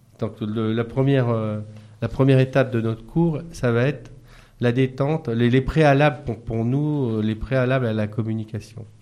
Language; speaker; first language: French; native; French